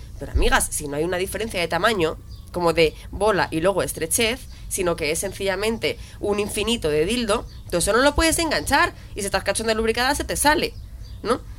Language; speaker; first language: Spanish; native; Spanish